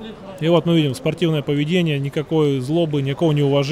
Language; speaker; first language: Russian; native; Russian